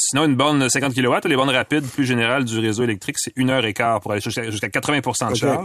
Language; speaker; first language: French; native; French